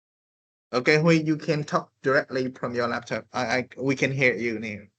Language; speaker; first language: English; non-native, fluent; Vietnamese